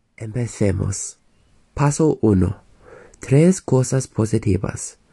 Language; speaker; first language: Spanish; non-native, learner; English